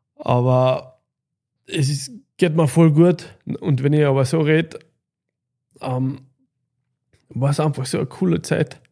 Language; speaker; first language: German; native; German